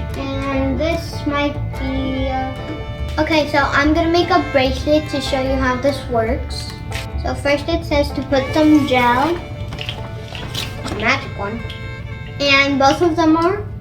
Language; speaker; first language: English; native; English